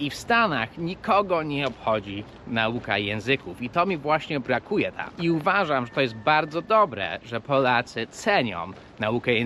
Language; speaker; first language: Polish; early bilingual, heritage; Polish